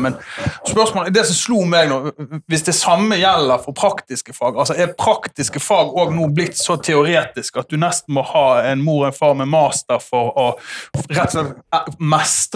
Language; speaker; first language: Norwegian; native; Norwegian